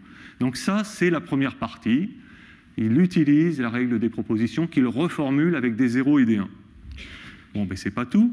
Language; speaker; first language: French; native; French